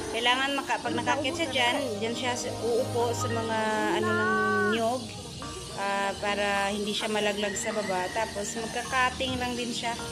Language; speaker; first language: Filipino; non-native, local second language; Cebuano